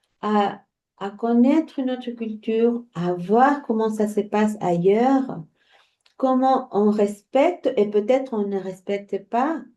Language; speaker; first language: French; non-native, fluent; Spanish